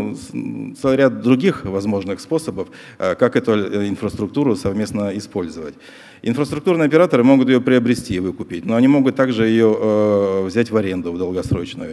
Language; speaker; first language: Russian; native; Russian